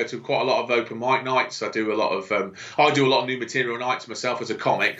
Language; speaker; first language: English; native; English